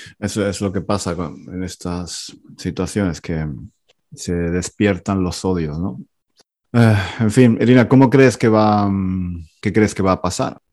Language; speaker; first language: Spanish; native; Spanish